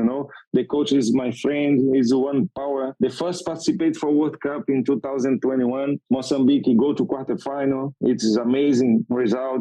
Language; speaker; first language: English; non-native, learner; Portuguese